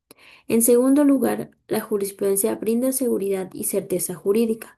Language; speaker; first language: Spanish; native; Spanish